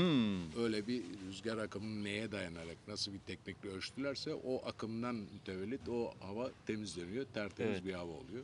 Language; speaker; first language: Turkish; native; Turkish